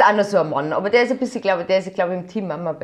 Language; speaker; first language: German; native; German